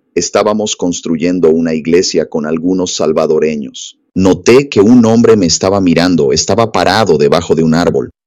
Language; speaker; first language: Spanish; non-native, fluent; English